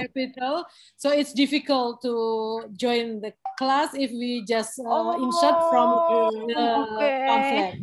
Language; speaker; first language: English; non-native, learner; Indonesian